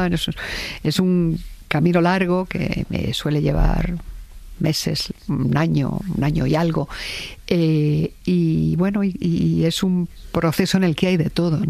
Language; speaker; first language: Spanish; native; Spanish